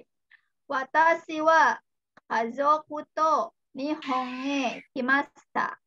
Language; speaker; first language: Japanese; non-native, fluent; Indonesian